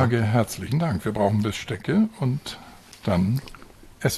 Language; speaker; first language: German; native; German